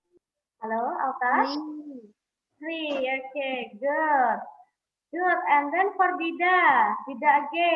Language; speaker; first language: English; non-native, fluent; Indonesian